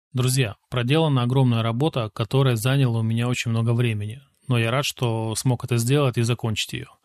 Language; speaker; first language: Russian; native; Russian